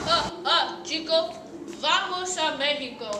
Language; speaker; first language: Spanish; non-native, learner; English